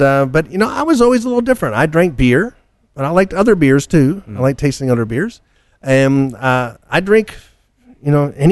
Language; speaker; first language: English; native; English